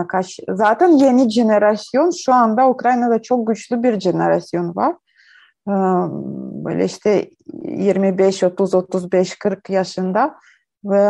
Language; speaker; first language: Turkish; non-native, learner; Ukrainian